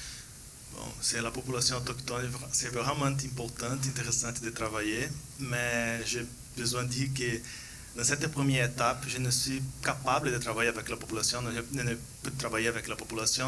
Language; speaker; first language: French; non-native, fluent; Portuguese